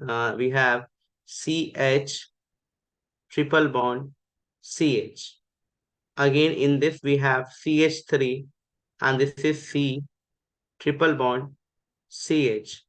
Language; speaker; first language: English; non-native, local second language; Hindi